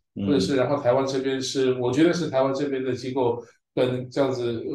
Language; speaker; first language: Chinese; early bilingual, heritage; Chinese